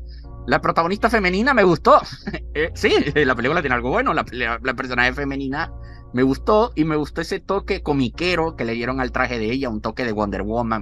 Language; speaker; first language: Spanish; native; Spanish